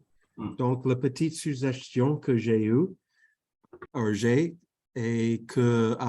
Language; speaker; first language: French; non-native, fluent; English